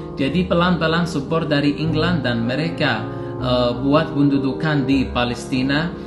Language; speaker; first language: Indonesian; non-native, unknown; Arabic